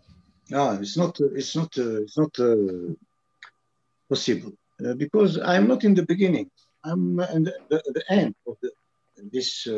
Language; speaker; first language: English; non-native, learner; French